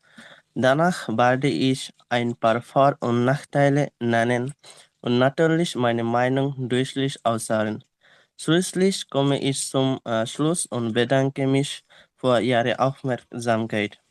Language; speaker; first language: German; non-native, learner; Bangla